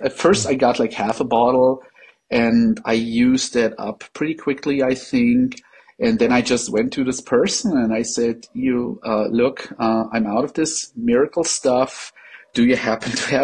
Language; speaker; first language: English; non-native, fluent; German